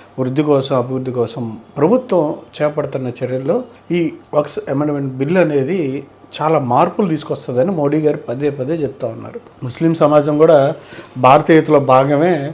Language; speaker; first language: Telugu; native; Telugu